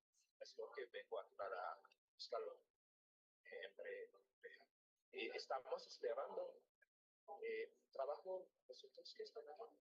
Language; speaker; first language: Spanish; non-native, learner; Haitian Creole